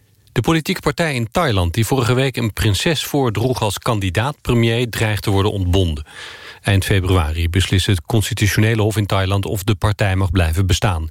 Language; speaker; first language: Dutch; native; Dutch